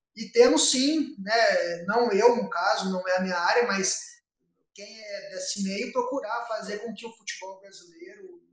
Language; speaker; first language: Portuguese; native; Portuguese